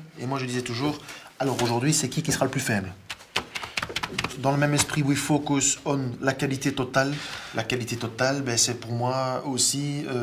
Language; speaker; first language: French; native; French